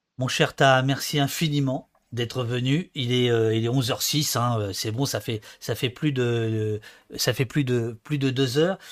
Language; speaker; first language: French; native; French